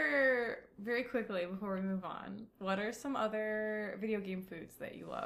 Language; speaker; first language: English; native; English